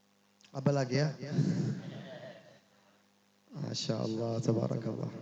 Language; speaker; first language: Indonesian; non-native, fluent; Arabic